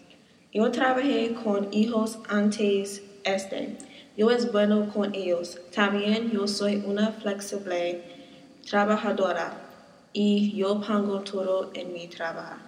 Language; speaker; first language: Spanish; non-native, learner; English